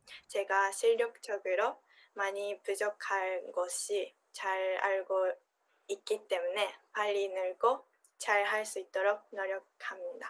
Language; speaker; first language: Korean; non-native, learner; Japanese